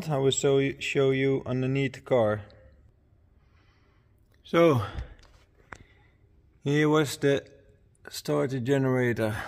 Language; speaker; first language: English; non-native, fluent; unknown